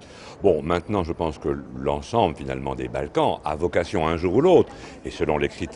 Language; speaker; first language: French; native; French